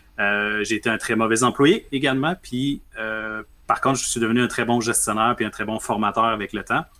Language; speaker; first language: French; early bilingual, other home language; Spanish